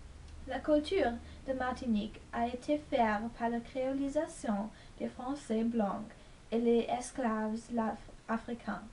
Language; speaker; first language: French; non-native, learner; English